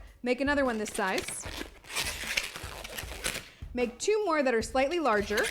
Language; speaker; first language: English; native; English